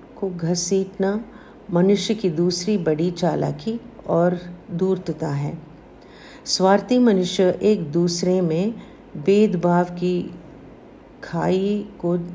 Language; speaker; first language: Hindi; non-native, local second language; Tamil